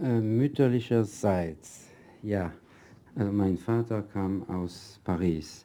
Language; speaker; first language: German; non-native, fluent; French